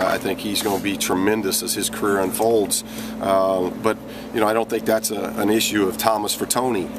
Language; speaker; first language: English; native; English